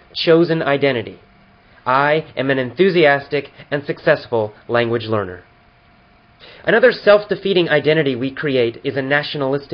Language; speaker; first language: English; native; English